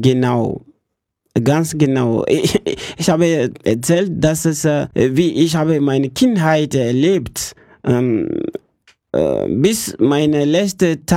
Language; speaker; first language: German; non-native, learner; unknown